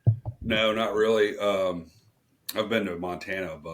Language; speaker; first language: English; native; English